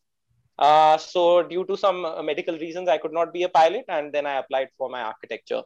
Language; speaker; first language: English; non-native, local second language; Hindi